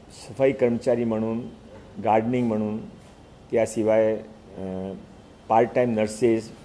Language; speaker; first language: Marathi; non-native, local second language; Hindi